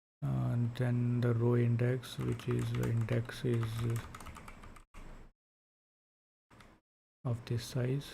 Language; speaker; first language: English; non-native, local second language; Hindi